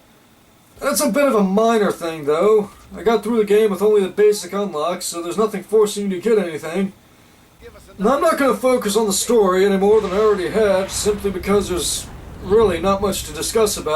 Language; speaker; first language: English; native; English